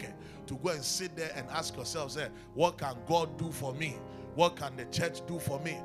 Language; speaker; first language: English; non-native, local second language; Akan